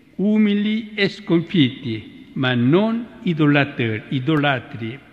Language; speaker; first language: Italian; non-native, fluent; Korean